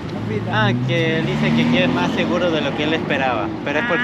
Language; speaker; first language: Spanish; non-native, fluent; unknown